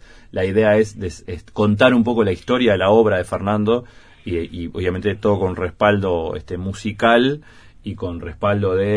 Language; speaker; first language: Spanish; native; Spanish